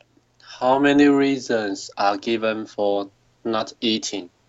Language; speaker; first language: English; non-native, learner; Chinese